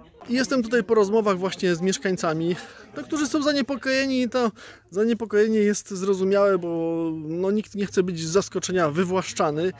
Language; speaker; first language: Polish; native; Polish